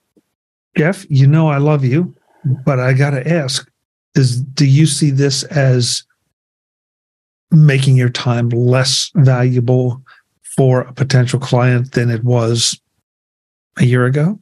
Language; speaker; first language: English; native; English